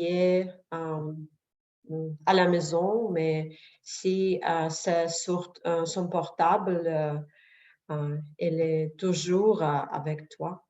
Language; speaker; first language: French; non-native, learner; Russian